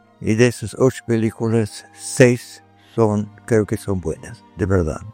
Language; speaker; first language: Spanish; non-native, fluent; English